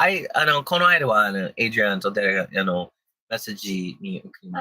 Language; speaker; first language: Japanese; non-native, learner; English